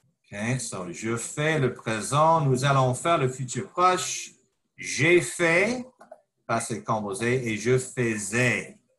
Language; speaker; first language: French; non-native, fluent; English